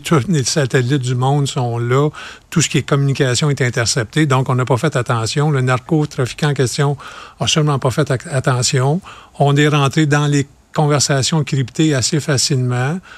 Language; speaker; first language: French; native; French